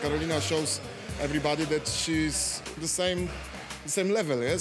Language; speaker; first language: English; non-native, learner; Polish